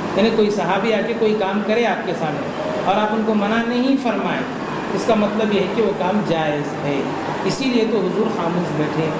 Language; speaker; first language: Urdu; native; Urdu